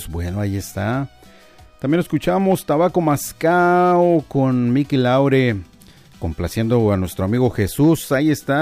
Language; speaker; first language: Spanish; native; Spanish